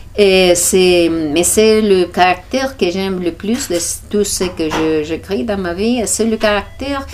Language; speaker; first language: French; non-native, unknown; Spanish